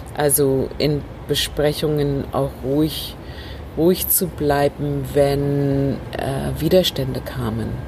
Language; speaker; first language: German; non-native, fluent; English